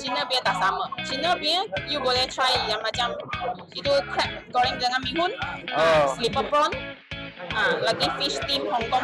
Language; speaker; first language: Malay; non-native, local second language; Chinese